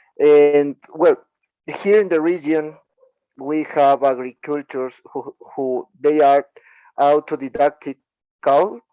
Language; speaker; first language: English; non-native, learner; Spanish